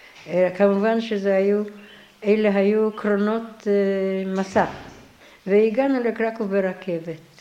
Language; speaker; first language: Hebrew; non-native, fluent; Polish